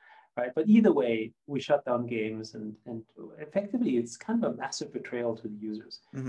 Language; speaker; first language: English; non-native, fluent; German